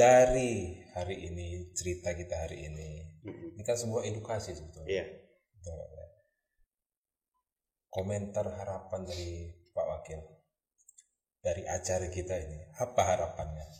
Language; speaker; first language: Indonesian; native; Indonesian